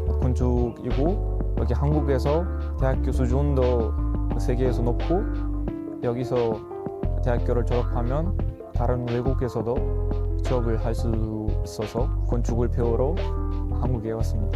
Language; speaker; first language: Korean; non-native, fluent; Uzbek